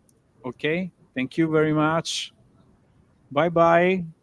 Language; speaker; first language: English; non-native, learner; Italian